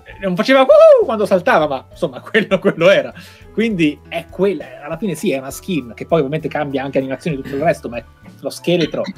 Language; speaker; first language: Italian; native; Italian